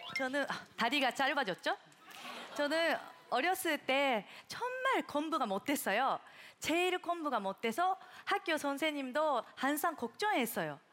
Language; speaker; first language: Korean; non-native, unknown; Japanese